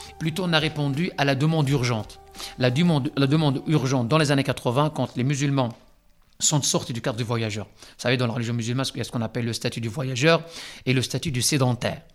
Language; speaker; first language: French; non-native, local second language; Arabic